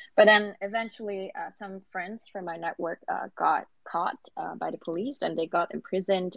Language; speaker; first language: English; non-native, local second language; Cantonese